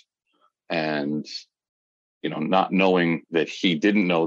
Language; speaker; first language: English; native; English